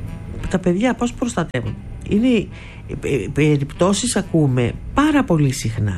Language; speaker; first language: Greek; native; Greek